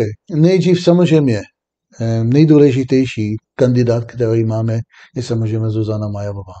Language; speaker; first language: Czech; non-native, fluent; Hebrew